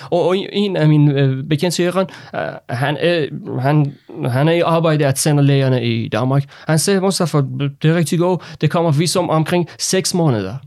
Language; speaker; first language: Danish; non-native, learner; Persian